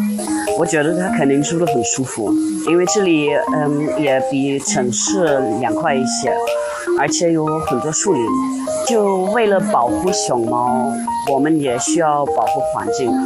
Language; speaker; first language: Chinese; non-native, fluent; German